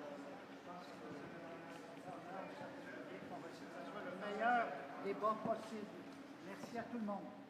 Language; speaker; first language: French; native; French